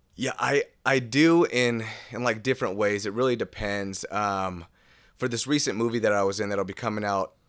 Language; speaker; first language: English; native; English